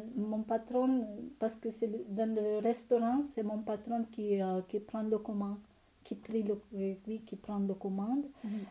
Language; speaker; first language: French; non-native, learner; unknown